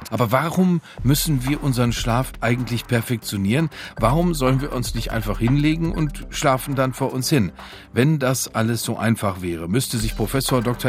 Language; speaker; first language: German; native; German